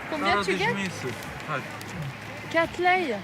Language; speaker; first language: French; native; French